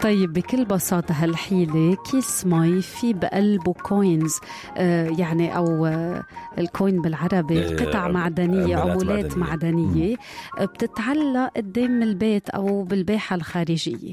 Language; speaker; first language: Arabic; native; Arabic